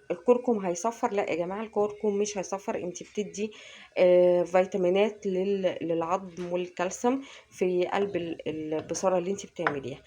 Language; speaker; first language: Arabic; native; Arabic